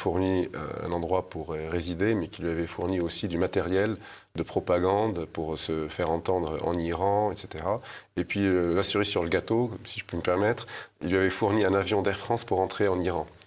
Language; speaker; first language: French; native; French